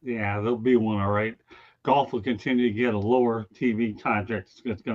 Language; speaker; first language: English; native; English